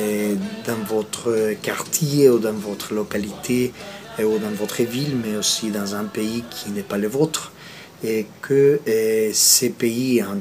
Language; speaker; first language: French; non-native, fluent; Spanish